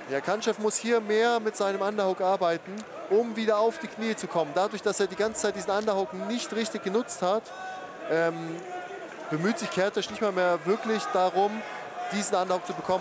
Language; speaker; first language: German; native; German